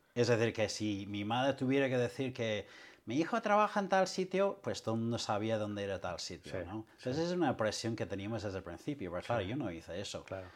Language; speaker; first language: Spanish; non-native, fluent; English